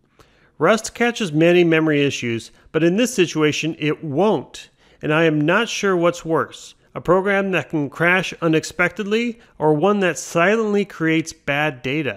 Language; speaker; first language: English; native; English